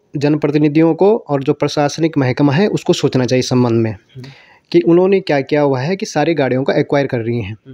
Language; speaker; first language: Hindi; non-native, local second language; Garhwali